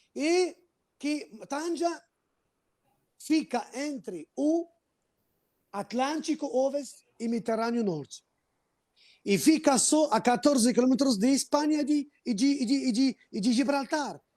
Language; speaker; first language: Portuguese; non-native, fluent; Arabic